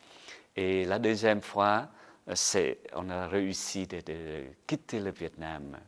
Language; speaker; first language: French; non-native, fluent; Vietnamese